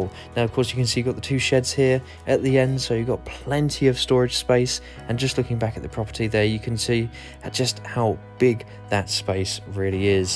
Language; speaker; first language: English; native; English